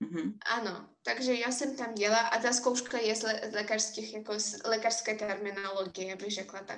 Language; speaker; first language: Czech; non-native, fluent; Russian